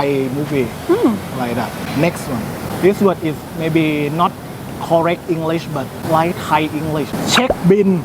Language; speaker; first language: English; non-native, learner; Thai